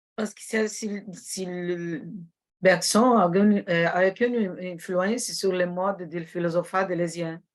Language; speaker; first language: French; non-native, fluent; Portuguese